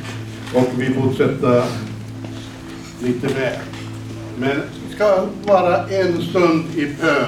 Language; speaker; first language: Swedish; non-native, fluent; Finnish